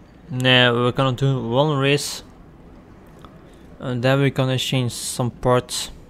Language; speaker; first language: English; non-native, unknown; Dutch